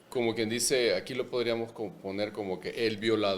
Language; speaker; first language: Spanish; native; Spanish